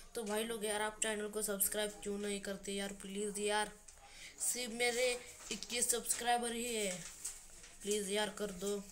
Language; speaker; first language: Hindi; non-native, local second language; Marathi